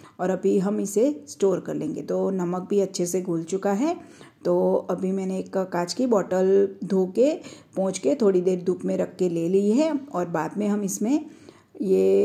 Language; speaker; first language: Hindi; non-native, local second language; Gujarati